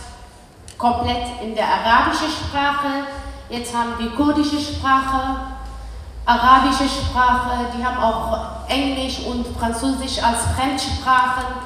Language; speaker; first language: German; early bilingual, other home language; Kurdish